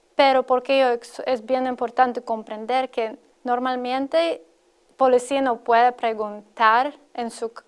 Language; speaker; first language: Spanish; non-native, learner; Latvian